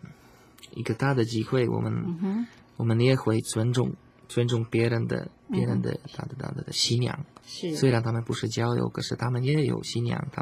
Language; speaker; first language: Chinese; non-native, fluent; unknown